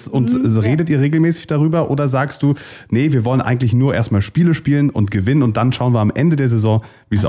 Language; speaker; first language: German; native; German